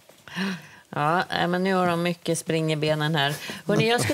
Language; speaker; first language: Swedish; native; Swedish